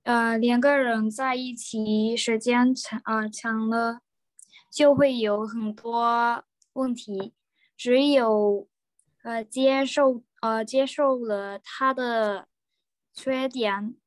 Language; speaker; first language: Chinese; non-native, learner; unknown